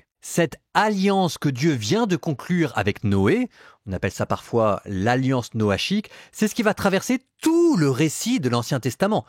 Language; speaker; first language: French; native; French